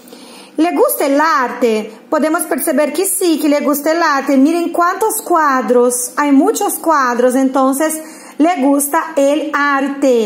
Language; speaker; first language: Spanish; non-native, fluent; Portuguese